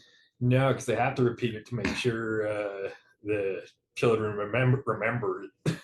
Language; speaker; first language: English; native; English